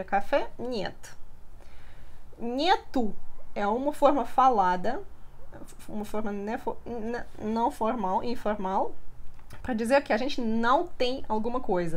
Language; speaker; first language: Portuguese; non-native, fluent; Russian